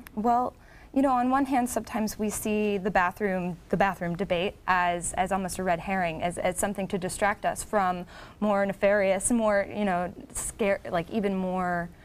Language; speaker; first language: English; native; English